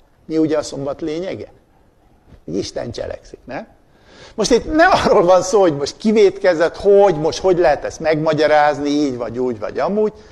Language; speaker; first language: Hungarian; native; Hungarian